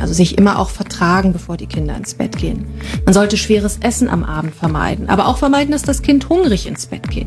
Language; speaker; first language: German; native; German